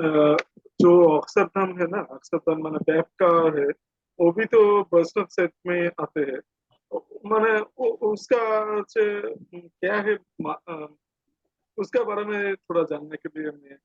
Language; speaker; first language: Hindi; non-native, local second language; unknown